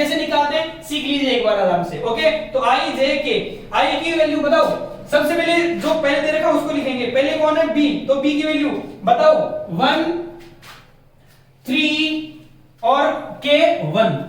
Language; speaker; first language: Hindi; native; Hindi